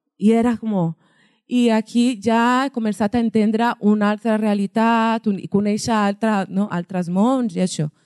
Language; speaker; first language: Catalan; non-native, fluent; Portuguese